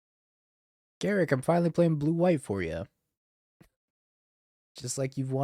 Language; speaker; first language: English; native; English